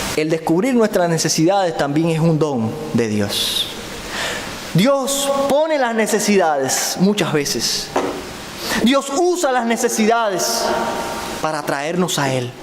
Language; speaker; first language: Spanish; native; Spanish